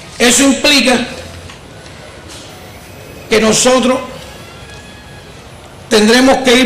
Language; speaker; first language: Spanish; native; Spanish